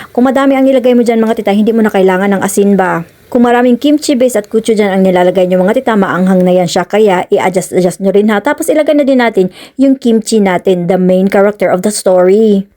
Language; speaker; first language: Filipino; non-native, local second language; Cebuano